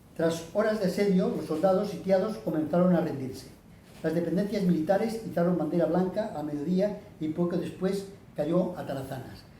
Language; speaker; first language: Spanish; non-native, local second language; Catalan